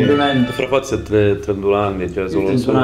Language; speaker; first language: Italian; native; Italian